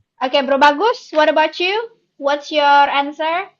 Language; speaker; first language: English; non-native, learner; Indonesian